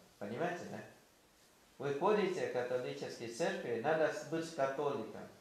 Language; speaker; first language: Russian; non-native, fluent; Thai